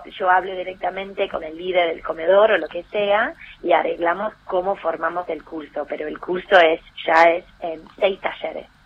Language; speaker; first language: Spanish; non-native, fluent; English